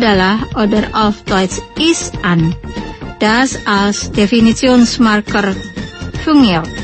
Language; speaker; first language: German; non-native, fluent; Indonesian